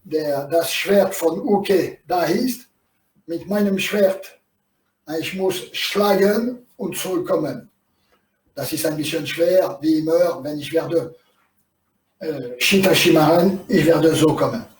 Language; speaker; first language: German; non-native, learner; French